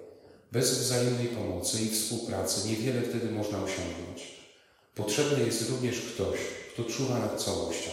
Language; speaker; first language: Polish; native; Polish